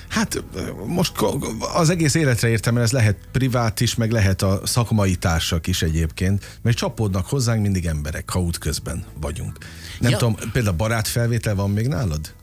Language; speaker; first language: Hungarian; native; Hungarian